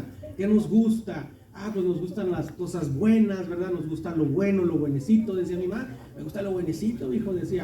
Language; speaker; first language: Spanish; native; Spanish